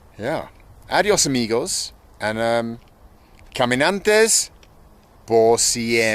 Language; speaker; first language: Spanish; non-native, learner; English